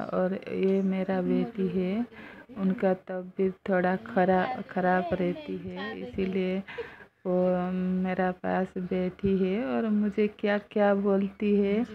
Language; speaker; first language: Hindi; non-native, local second language; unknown